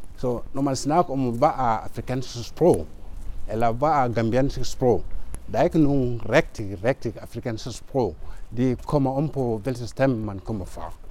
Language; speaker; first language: Danish; non-native, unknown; Mandingo